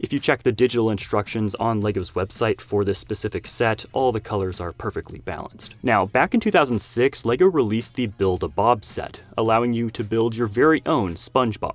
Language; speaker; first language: English; native; English